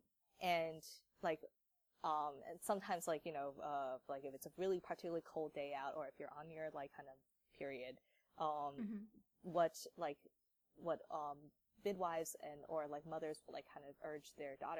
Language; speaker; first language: English; native; English